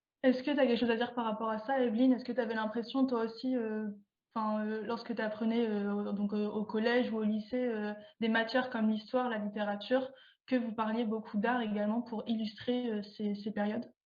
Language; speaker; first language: French; native; French